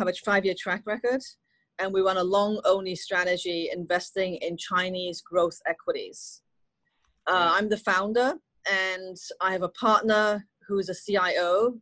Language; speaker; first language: English; non-native, local second language; Cantonese